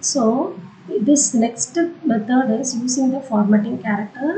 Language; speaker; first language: English; non-native, local second language; Tamil